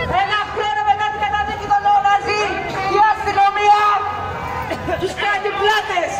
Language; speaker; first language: Greek; native; Greek